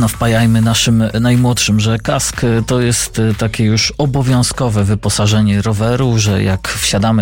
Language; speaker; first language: Polish; native; Polish